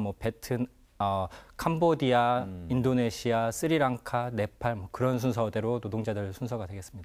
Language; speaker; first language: Korean; native; Korean